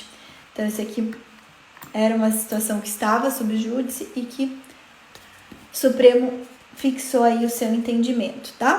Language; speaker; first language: Portuguese; native; Portuguese